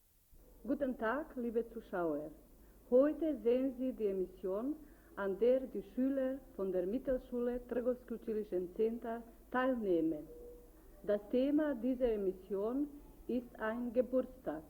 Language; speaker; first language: German; non-native, fluent; Macedonian